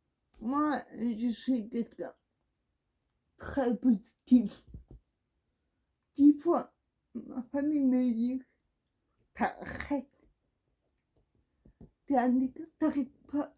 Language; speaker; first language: French; non-native, learner; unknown